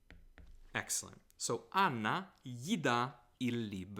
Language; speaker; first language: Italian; non-native, fluent; English